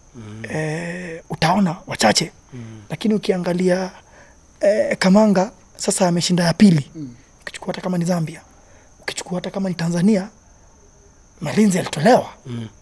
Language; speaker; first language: Swahili; native; Swahili